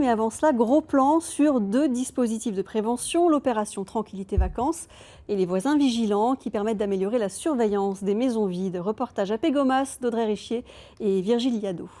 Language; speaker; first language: French; native; French